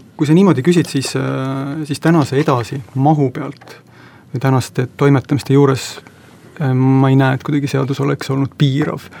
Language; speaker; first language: Estonian; native; Estonian